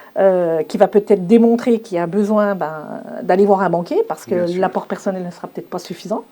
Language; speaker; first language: French; native; French